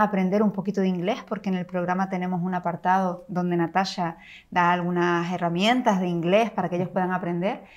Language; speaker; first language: Spanish; native; Spanish